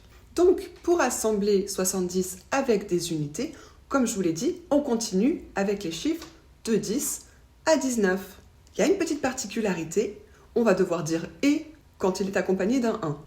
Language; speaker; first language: French; native; French